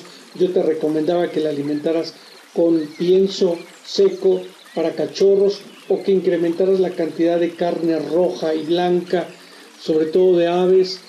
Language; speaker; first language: Spanish; native; Spanish